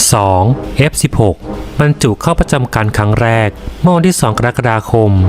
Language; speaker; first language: Thai; native; Thai